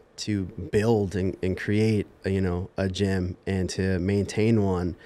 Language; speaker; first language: English; native; English